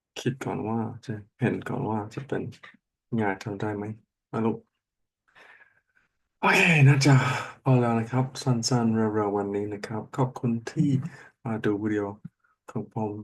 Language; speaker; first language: Thai; non-native, learner; English